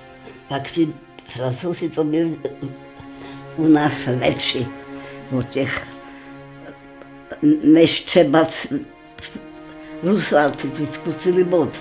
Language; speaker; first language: Czech; non-native, local second language; German